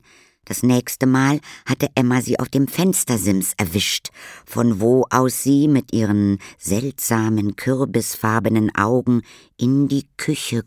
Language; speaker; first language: German; native; German